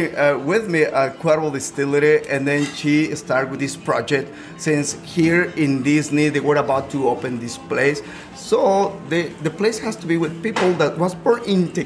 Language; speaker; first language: English; non-native, fluent; Spanish